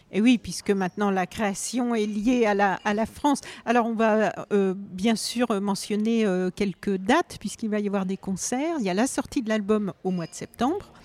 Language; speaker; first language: French; native; French